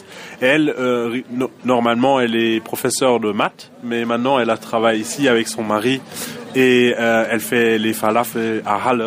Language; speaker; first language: French; non-native, fluent; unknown